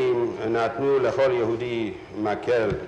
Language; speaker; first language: Hebrew; non-native, fluent; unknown